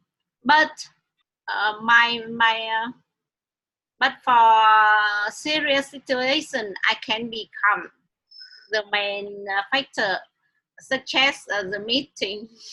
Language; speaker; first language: English; non-native, learner; Vietnamese